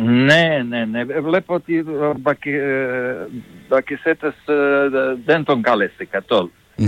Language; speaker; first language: Greek; non-native, fluent; Serbian